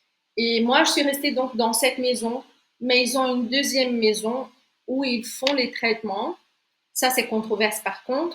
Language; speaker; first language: French; non-native, fluent; Portuguese